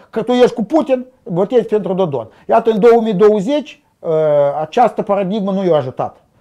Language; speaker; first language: Romanian; non-native, local second language; Russian